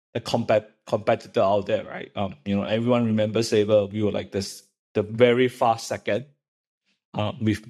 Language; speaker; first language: English; non-native, local second language; Chinese